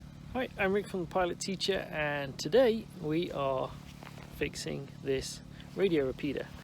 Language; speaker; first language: English; native; English